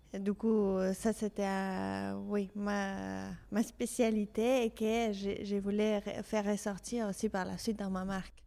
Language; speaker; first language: French; non-native, fluent; Spanish